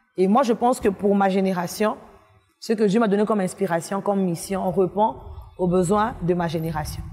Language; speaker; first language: French; non-native, local second language; Lingala